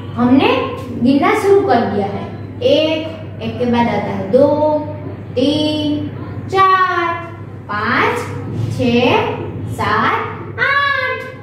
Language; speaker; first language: Hindi; non-native, local second language; Gujarati